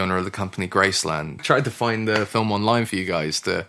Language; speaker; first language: English; native; English